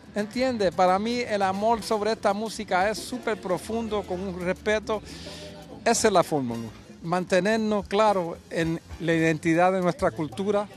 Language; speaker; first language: Spanish; early bilingual, heritage; Spanish